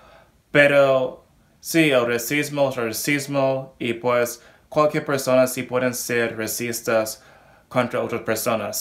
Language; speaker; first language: Spanish; non-native, learner; English